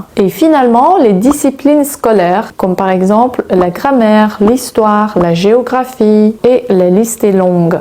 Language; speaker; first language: French; non-native, fluent; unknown